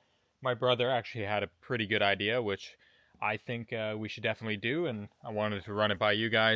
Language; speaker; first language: English; native; English